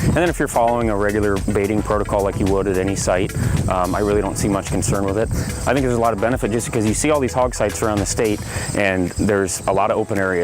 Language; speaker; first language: English; native; English